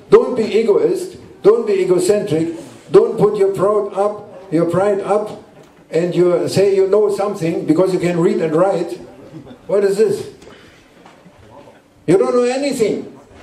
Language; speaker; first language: English; non-native, fluent; German